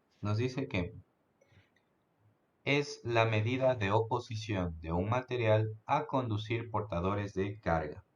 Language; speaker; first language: Spanish; native; Spanish